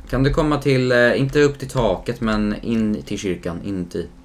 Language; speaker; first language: Swedish; native; Swedish